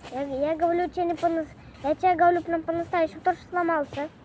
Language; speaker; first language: Russian; native; Russian